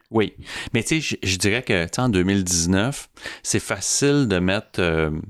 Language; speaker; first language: French; native; French